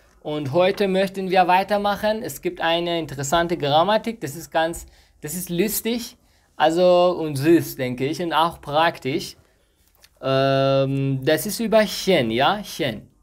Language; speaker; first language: German; non-native, fluent; Persian